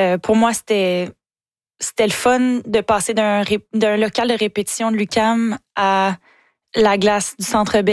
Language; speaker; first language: French; native; French